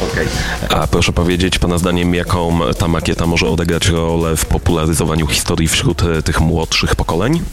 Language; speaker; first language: Polish; native; Polish